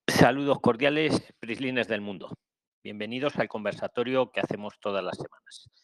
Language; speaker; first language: Spanish; native; Spanish